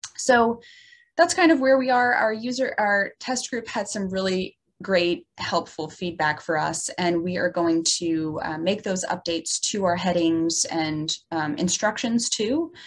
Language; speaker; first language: English; native; English